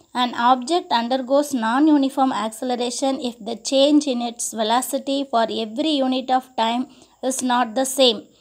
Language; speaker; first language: English; non-native, local second language; Tamil